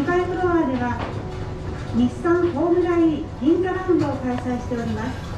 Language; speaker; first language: Japanese; native; Japanese